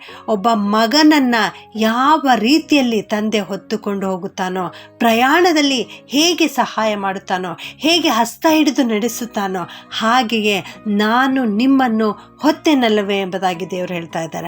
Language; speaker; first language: Kannada; native; Kannada